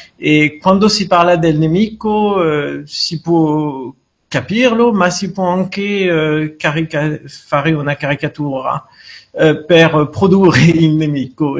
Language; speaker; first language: Italian; non-native, fluent; French